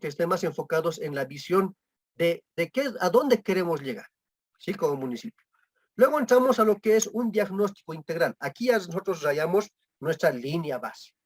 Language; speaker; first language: Spanish; native; Spanish